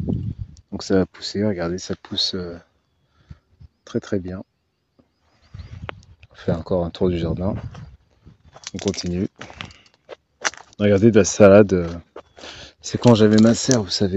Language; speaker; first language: French; native; French